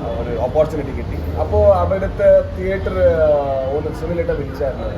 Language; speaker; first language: Malayalam; non-native, learner; Kannada